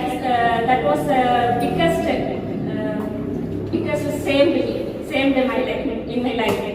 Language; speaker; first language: English; non-native, learner; Tamil